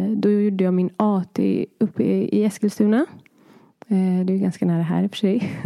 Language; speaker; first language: Swedish; early bilingual, other home language; Persian